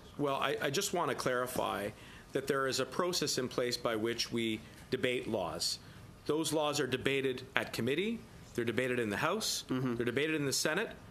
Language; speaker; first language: English; native; English